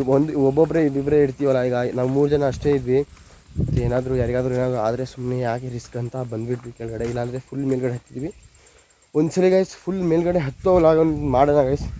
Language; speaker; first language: Kannada; non-native, local second language; Lambadi